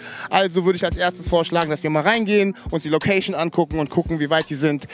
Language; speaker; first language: German; native; German